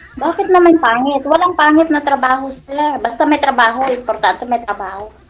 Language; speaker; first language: Filipino; non-native, local second language; Kinaray-a